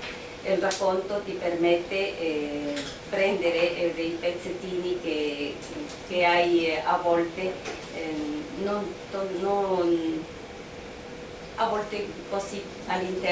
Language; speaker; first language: Italian; non-native, fluent; Spanish